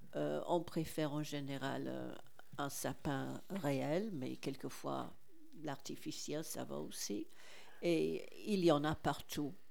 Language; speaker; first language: French; non-native, fluent; English